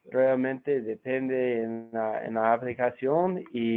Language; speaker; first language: Spanish; non-native, fluent; English